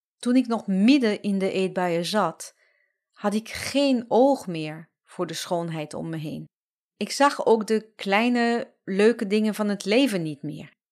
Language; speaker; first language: Dutch; non-native, fluent; French